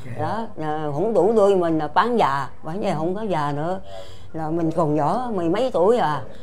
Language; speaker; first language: Vietnamese; non-native, local second language; Chinese